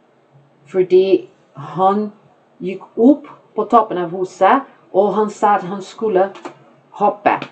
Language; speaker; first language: Norwegian; non-native, fluent; Portuguese